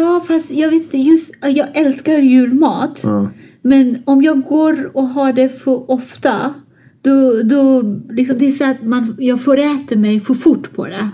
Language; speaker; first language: Swedish; non-native, fluent; Persian